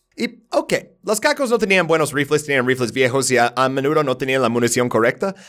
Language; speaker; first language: Spanish; non-native, fluent; English